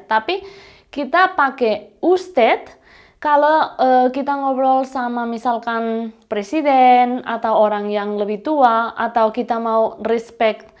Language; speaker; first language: Indonesian; non-native, fluent; Spanish